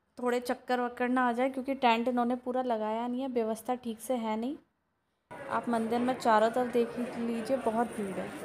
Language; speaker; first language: Hindi; native; Hindi